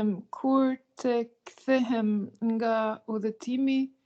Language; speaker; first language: Albanian; non-native, learner; Norwegian